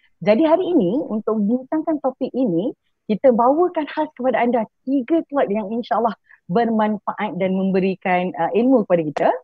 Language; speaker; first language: Malay; native; Malay